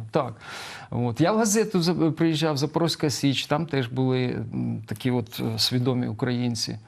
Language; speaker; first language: Ukrainian; non-native, local second language; Russian